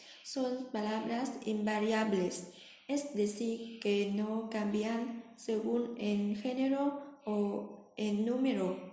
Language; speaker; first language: Spanish; non-native, learner; Vietnamese